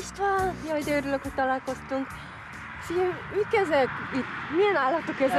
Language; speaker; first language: Hungarian; non-native, fluent; Korean